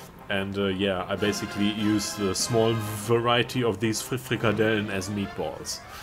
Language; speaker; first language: English; non-native, fluent; German